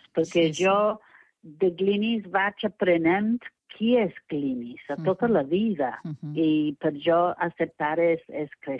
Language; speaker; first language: Catalan; non-native, fluent; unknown